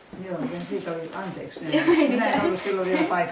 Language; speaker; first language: Finnish; native; Finnish